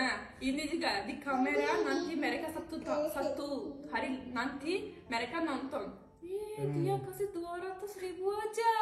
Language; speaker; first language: Indonesian; non-native, learner; Turkish